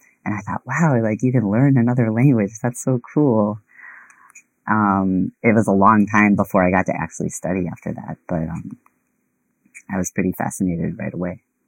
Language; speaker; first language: English; native; English